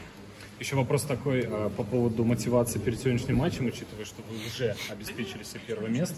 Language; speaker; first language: Russian; native; Russian